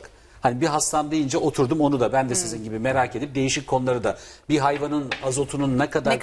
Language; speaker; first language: Turkish; native; Turkish